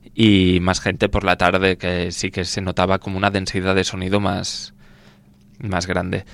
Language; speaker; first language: Spanish; native; Spanish